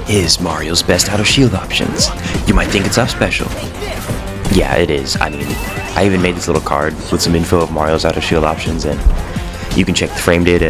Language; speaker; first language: English; native; English